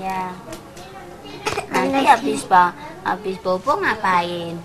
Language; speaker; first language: Indonesian; native; Indonesian